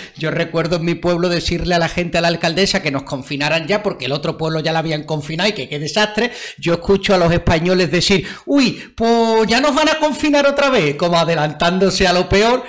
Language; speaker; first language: Spanish; native; Spanish